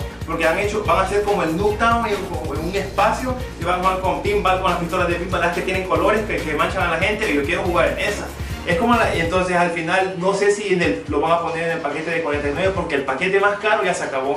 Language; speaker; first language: Spanish; early bilingual, other home language; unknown